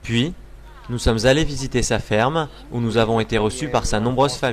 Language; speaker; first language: French; native; French